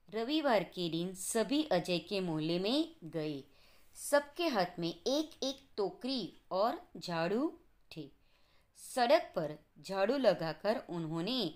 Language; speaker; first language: Hindi; non-native, local second language; Gujarati